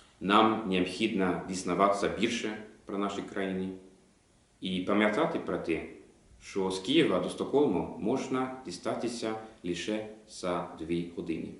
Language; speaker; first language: Ukrainian; non-native, fluent; Swedish